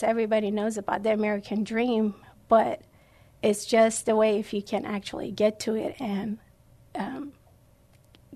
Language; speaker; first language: English; non-native, fluent; Persian